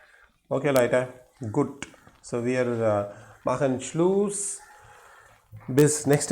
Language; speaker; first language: German; non-native, learner; Tamil